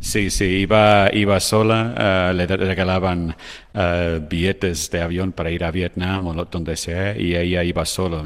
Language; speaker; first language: Spanish; non-native, fluent; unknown